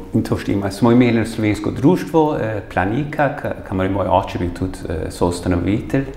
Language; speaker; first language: Slovenian; early bilingual, heritage; Slovenian